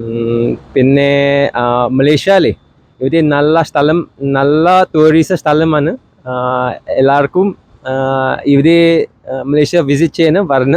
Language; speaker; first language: Malayalam; non-native, learner; Chinese